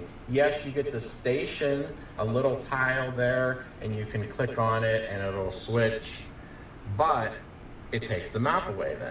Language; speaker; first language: English; native; English